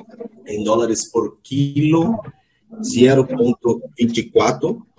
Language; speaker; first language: Spanish; non-native, learner; Portuguese